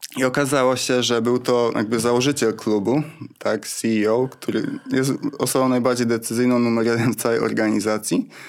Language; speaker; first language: Polish; native; Polish